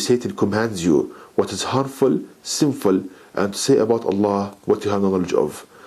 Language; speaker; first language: English; non-native, fluent; Arabic